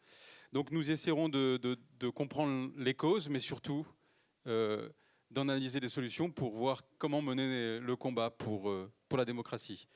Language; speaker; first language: French; native; French